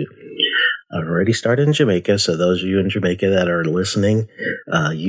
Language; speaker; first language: English; native; English